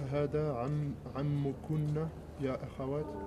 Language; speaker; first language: Arabic; non-native, learner; French